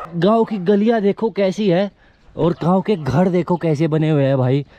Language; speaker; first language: Hindi; native; Hindi